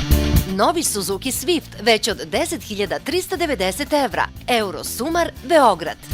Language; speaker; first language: Serbian; native; Serbian